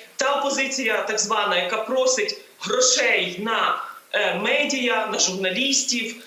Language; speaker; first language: Ukrainian; native; Ukrainian